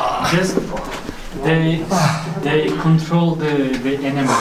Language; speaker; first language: English; non-native, fluent; Turkish